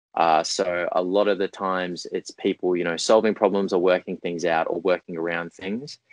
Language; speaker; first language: English; native; English